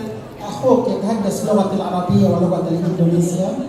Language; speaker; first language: Arabic; non-native, learner; Indonesian